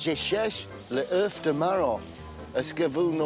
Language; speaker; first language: French; non-native, learner; English